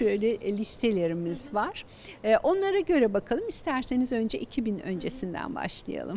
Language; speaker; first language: Turkish; native; Turkish